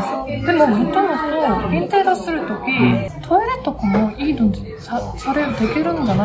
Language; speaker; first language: Japanese; non-native, learner; Korean